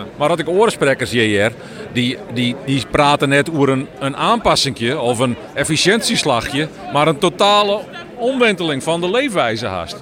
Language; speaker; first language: Dutch; non-native, local second language; Western Frisian